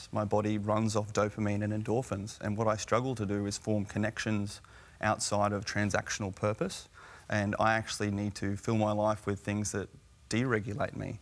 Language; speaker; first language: English; native; English